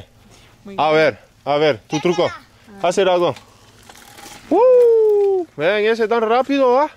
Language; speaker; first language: Spanish; non-native, learner; English